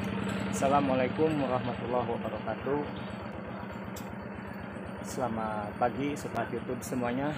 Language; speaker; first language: Indonesian; native; Indonesian